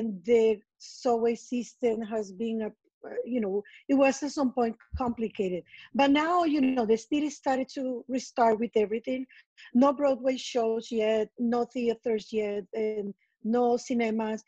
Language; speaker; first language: English; non-native, fluent; Spanish